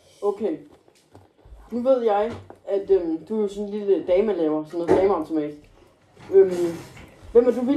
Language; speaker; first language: Danish; native; Danish